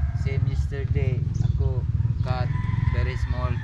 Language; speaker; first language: English; non-native, learner; Cebuano